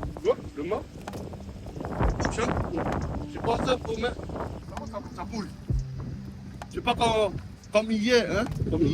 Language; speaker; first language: French; non-native, local second language; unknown